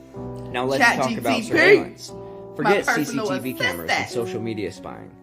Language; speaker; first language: English; native; English